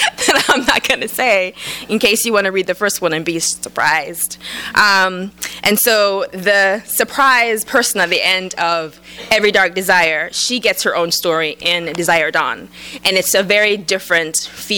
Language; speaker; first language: English; early bilingual, other home language; Jamaican Creole English